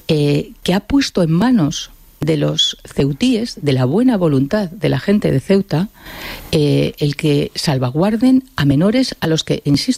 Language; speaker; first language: Spanish; native; Spanish